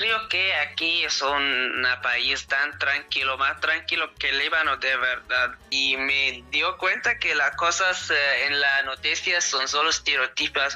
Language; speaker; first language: Spanish; non-native, learner; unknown